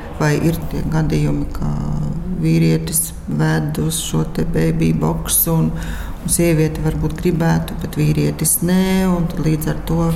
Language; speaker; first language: Latvian; native; Latvian